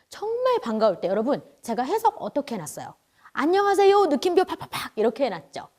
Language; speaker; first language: Korean; native; Korean